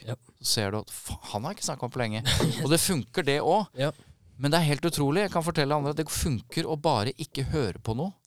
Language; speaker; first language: Norwegian; native; Norwegian